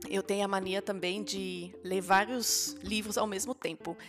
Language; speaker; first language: Portuguese; non-native, fluent; German